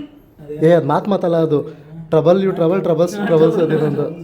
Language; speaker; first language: Kannada; native; Kannada